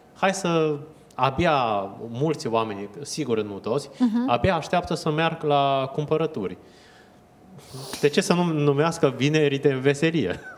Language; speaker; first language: Romanian; non-native, fluent; Chinese